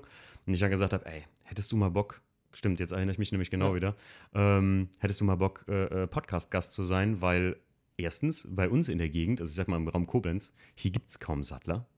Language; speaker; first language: German; native; German